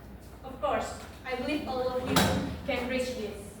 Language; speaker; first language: English; non-native, learner; Indonesian